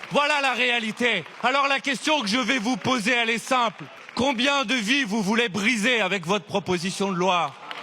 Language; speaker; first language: French; native; French